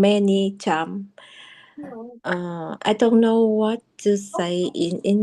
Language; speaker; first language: English; non-native, learner; Japanese